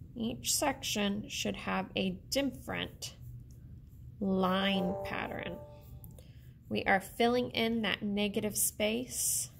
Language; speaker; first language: English; native; English